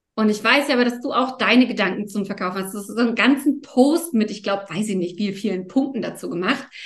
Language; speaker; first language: German; native; German